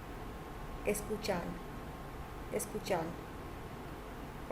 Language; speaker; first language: Spanish; non-native, fluent; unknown